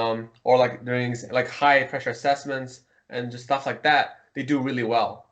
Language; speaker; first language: English; early bilingual, heritage; Mongolian